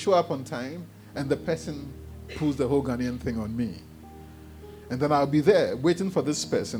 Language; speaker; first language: English; non-native, local second language; Akan